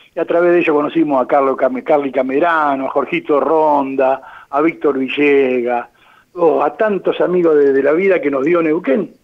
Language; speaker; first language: Spanish; native; Spanish